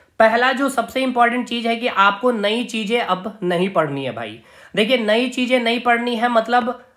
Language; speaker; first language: Hindi; native; Hindi